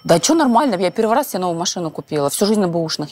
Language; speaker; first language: Russian; native; Russian